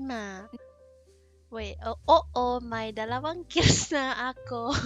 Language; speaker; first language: Filipino; non-native, learner; English